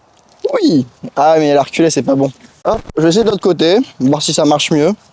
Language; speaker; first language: French; native; French